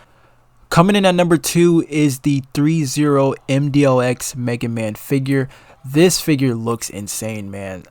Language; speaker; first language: English; native; English